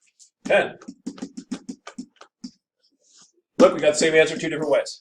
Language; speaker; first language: English; native; English